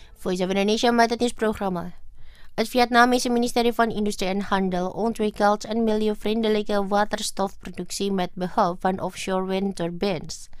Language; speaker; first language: Dutch; non-native, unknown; Indonesian